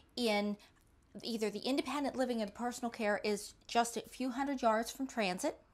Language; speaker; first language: English; native; English